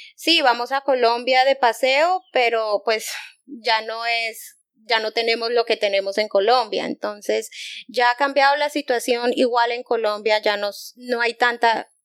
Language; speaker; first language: Spanish; native; Spanish